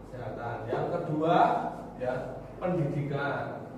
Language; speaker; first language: Indonesian; native; Indonesian